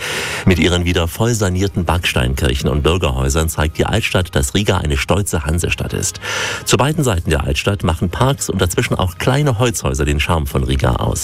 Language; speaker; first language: German; native; German